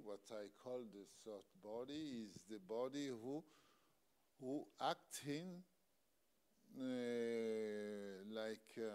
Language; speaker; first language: English; non-native, learner; French